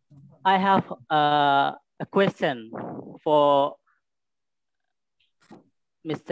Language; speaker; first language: English; non-native, learner; Indonesian